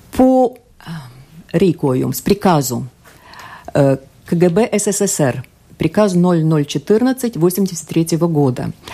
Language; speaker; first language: Russian; non-native, local second language; Latvian